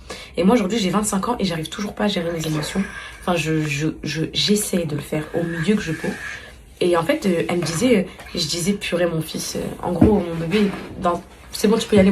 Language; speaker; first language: French; native; French